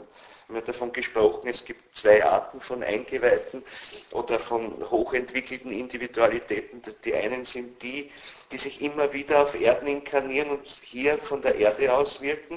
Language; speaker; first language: German; native; German